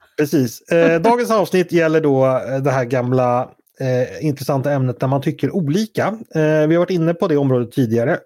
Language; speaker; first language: Swedish; native; Swedish